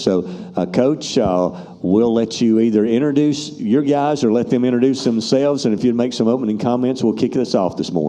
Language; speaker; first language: English; native; English